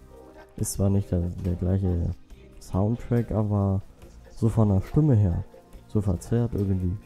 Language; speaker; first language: German; native; German